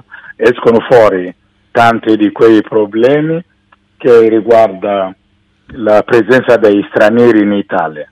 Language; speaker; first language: Italian; non-native, fluent; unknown